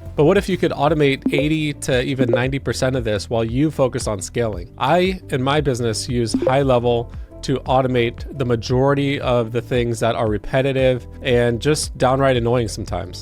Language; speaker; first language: English; native; English